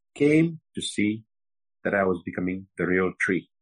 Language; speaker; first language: English; non-native, fluent; French